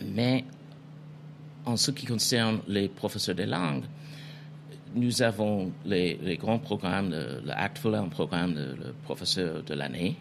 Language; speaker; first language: French; non-native, fluent; English